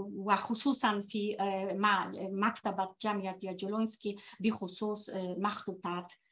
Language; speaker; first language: Arabic; non-native, fluent; Polish